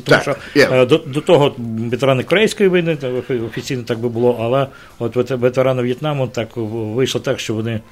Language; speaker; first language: Ukrainian; native; Ukrainian